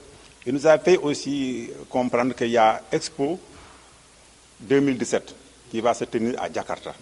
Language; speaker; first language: French; non-native, local second language; Wolof